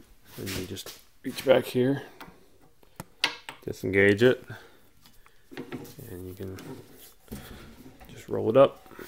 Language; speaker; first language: English; native; English